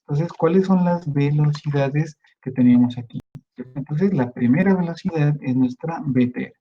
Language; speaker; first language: Spanish; native; Spanish